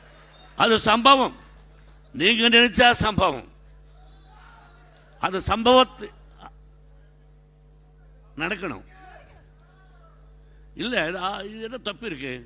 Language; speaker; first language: Tamil; non-native, learner; Telugu